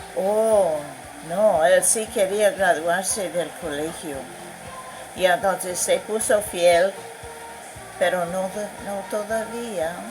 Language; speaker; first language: Spanish; non-native, fluent; English